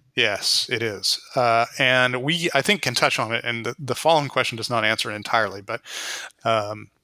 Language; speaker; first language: English; native; English